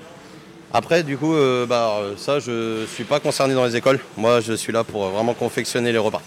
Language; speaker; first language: French; native; French